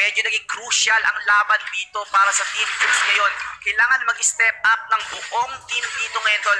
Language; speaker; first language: Filipino; native; Filipino